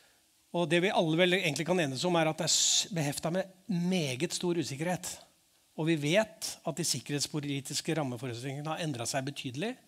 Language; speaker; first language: Norwegian; native; Norwegian